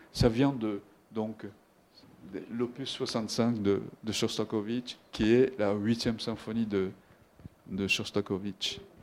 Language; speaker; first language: French; non-native, fluent; Japanese